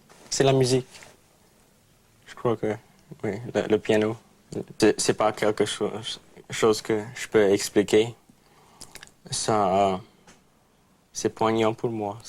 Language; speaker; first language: French; non-native, local second language; English